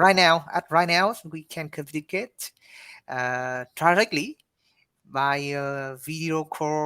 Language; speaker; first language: English; non-native, learner; Vietnamese